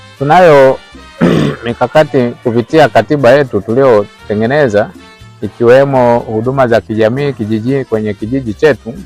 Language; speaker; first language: Swahili; native; Swahili